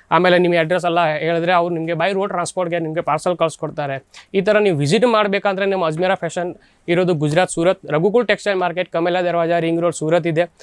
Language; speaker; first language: Kannada; non-native, learner; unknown